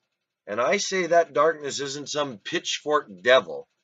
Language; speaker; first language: English; native; English